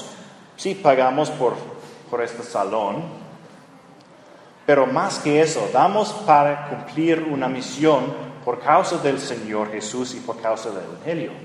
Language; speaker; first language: Spanish; non-native, fluent; English